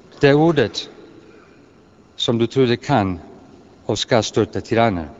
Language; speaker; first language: Swedish; non-native, fluent; Greek